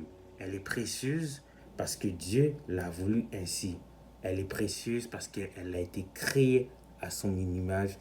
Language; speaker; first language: French; native; French